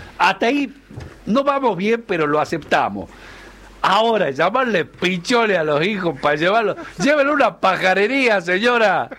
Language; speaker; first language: Spanish; native; Spanish